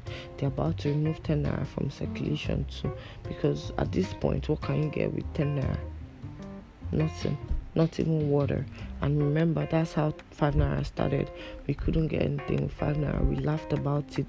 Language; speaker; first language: English; non-native, local second language; Igbo